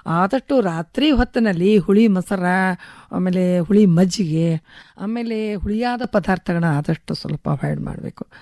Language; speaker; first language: Kannada; native; Kannada